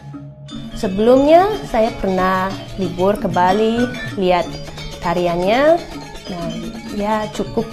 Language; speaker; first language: Indonesian; non-native, fluent; English